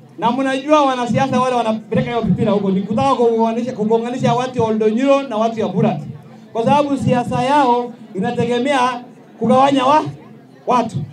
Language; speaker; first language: Swahili; non-native, local second language; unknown